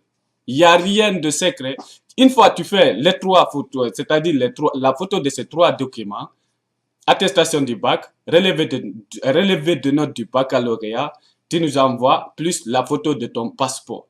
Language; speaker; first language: French; non-native, local second language; Arabic